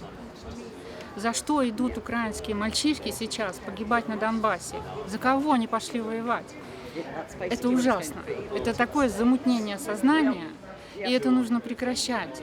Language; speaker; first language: Russian; native; Russian